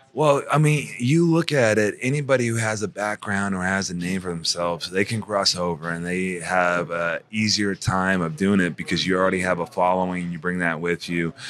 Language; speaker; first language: English; native; English